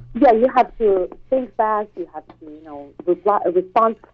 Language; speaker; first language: English; non-native, fluent; Russian